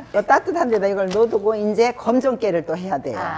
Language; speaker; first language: Korean; native; Korean